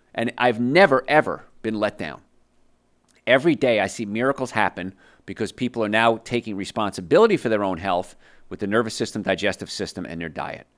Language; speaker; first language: English; early bilingual, other home language; Italian